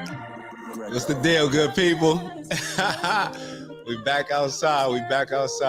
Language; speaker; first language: English; native; English